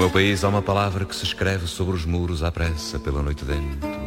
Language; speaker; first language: Portuguese; native; Portuguese